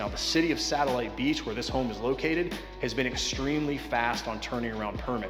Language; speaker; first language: English; native; English